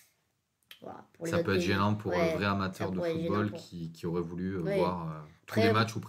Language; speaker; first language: French; native; French